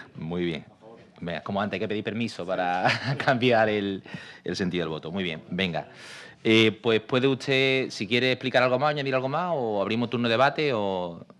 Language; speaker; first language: Spanish; native; Spanish